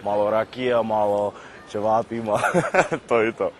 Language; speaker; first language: Serbian; non-native, learner; English